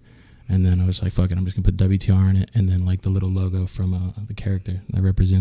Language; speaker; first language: English; native; English